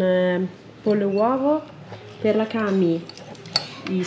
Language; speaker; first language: Italian; native; Italian